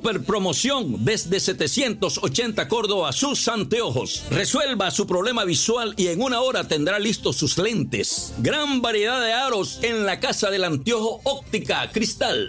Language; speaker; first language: Spanish; native; Spanish